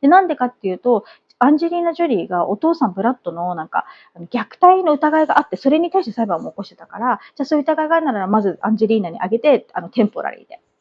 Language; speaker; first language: Japanese; native; Japanese